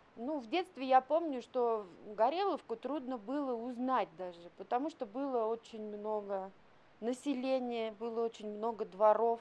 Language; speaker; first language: Russian; native; Russian